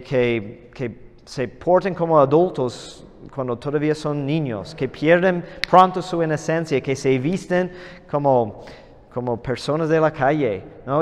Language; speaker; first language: Spanish; non-native, fluent; English